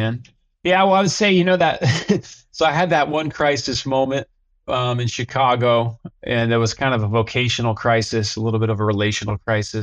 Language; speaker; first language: English; native; English